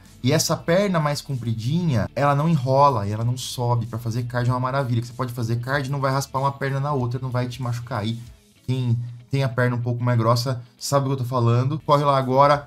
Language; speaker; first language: Portuguese; native; Portuguese